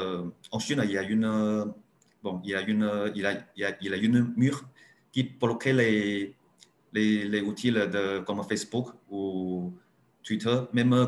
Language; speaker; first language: French; non-native, learner; Chinese